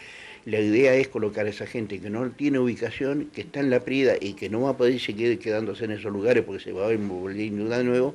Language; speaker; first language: Spanish; native; Spanish